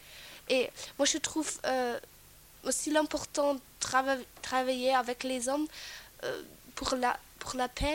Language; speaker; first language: French; non-native, fluent; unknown